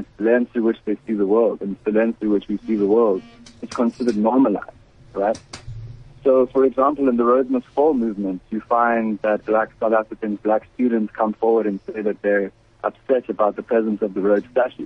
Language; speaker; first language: English; native; English